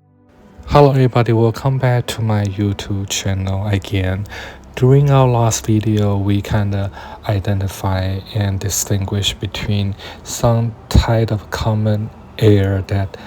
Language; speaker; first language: English; non-native, fluent; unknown